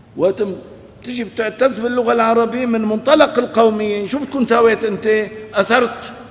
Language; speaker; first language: Arabic; non-native, local second language; Kurdish